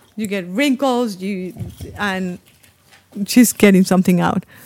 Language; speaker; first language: English; non-native, fluent; Spanish